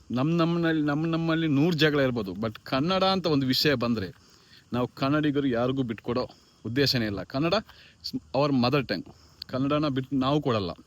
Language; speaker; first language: Kannada; non-native, local second language; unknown